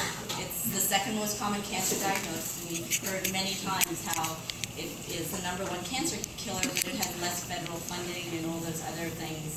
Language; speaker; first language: English; native; English